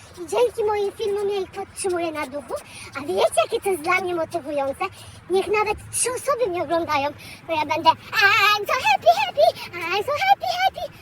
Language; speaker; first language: Polish; native; Polish